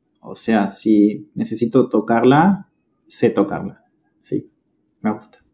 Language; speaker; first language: Spanish; native; Spanish